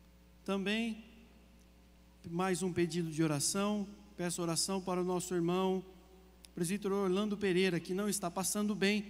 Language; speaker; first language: Portuguese; native; Portuguese